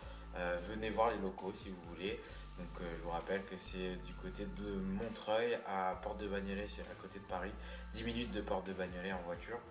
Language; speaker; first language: French; native; French